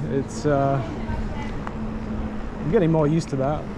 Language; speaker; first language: English; native; English